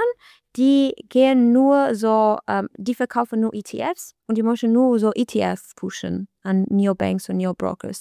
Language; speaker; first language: German; non-native, learner; Albanian